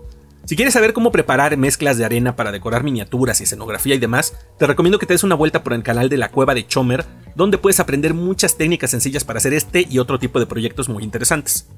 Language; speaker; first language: Spanish; native; Spanish